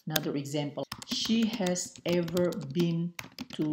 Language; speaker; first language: English; non-native, fluent; Indonesian